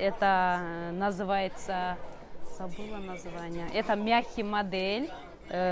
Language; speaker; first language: Russian; non-native, learner; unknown